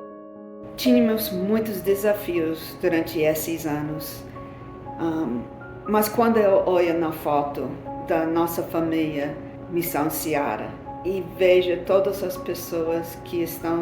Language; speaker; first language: Portuguese; non-native, fluent; English